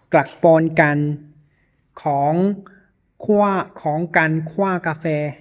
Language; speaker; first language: Thai; non-native, learner; Chinese